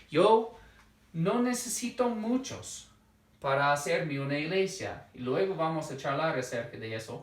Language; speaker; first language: Spanish; non-native, fluent; English